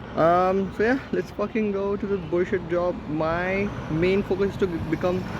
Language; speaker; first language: English; non-native, local second language; Marathi